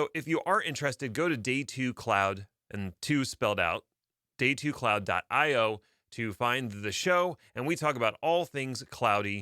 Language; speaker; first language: English; native; English